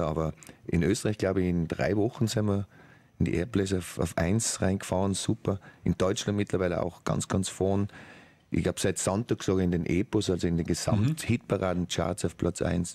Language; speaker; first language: German; native; German